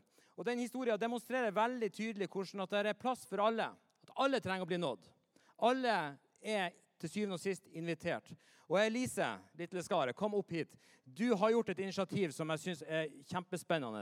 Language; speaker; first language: Norwegian; native; Norwegian